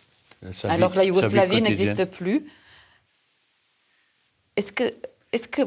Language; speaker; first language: French; non-native, fluent; Serbian